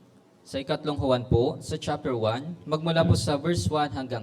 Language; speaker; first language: Filipino; native; Filipino